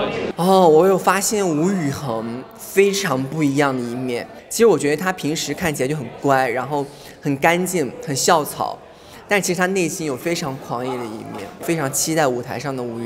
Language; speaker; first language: Chinese; native; Chinese